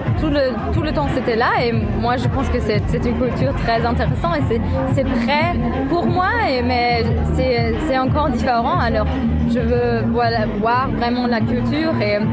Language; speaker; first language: French; non-native, learner; German